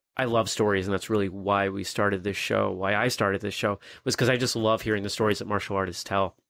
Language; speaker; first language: English; native; English